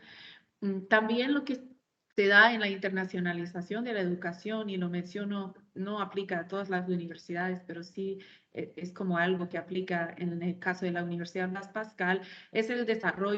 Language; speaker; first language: Spanish; non-native, fluent; English